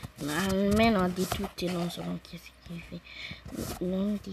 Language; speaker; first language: Italian; early bilingual, other home language; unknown